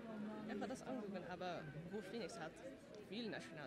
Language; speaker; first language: German; non-native, learner; Dutch